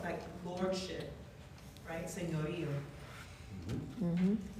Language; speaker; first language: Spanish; early bilingual, heritage; English